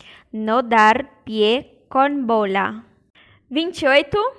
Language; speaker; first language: Spanish; non-native, fluent; Portuguese